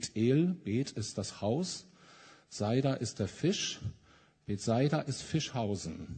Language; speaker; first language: German; native; German